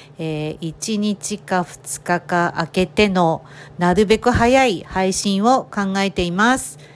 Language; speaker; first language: Japanese; native; Japanese